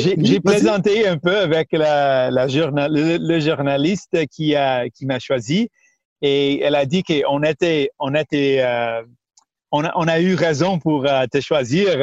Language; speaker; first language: French; non-native, local second language; Punjabi